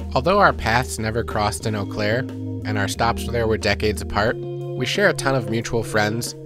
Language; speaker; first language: English; native; English